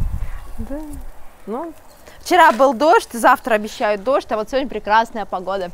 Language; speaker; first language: Russian; native; Russian